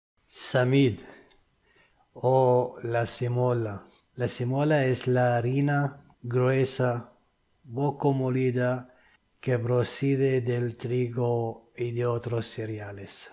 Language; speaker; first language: Spanish; non-native, fluent; Arabic